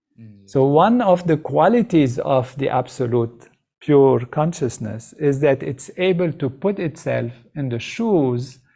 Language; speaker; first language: English; non-native, fluent; Arabic